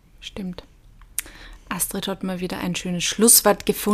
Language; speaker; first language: German; native; German